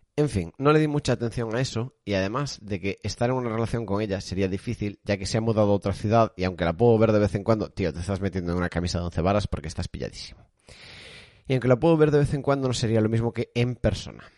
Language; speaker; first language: Spanish; native; Spanish